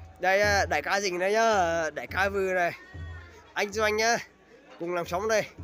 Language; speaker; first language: Vietnamese; non-native, local second language; Hmong